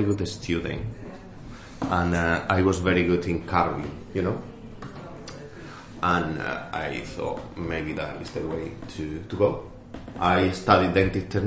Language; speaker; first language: English; non-native, fluent; Spanish